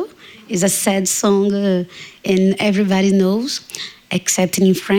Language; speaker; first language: English; non-native, learner; Portuguese